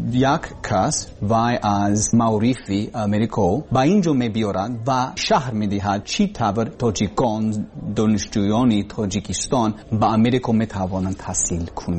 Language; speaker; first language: Persian; non-native, learner; English